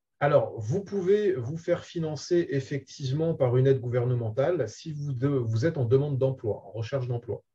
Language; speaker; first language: French; native; French